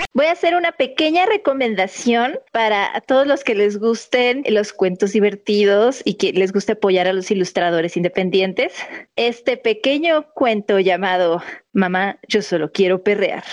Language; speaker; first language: Spanish; native; Spanish